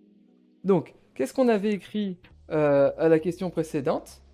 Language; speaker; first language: French; native; French